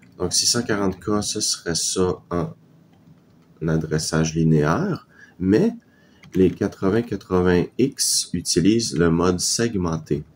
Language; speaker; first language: French; native; French